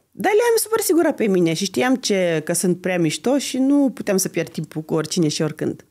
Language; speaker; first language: Romanian; non-native, fluent; Lithuanian